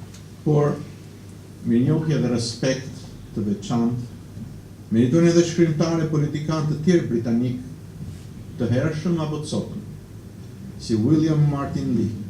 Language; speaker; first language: Albanian; native; Albanian